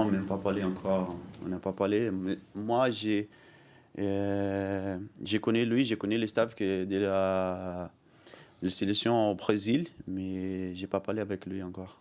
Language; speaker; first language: French; non-native, learner; Portuguese